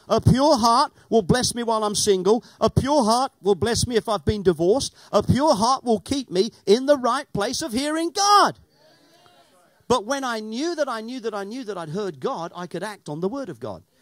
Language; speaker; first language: English; native; English